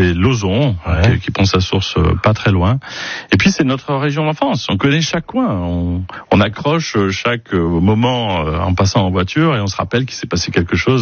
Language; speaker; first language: French; native; French